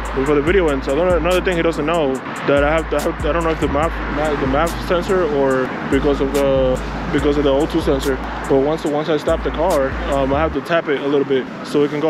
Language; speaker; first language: English; early bilingual, other home language; Spanish